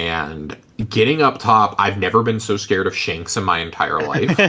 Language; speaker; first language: English; native; English